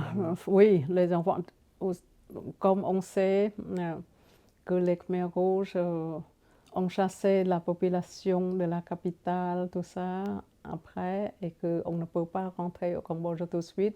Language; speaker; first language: French; non-native, fluent; Khmer